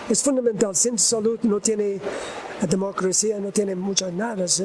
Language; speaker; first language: Spanish; non-native, learner; English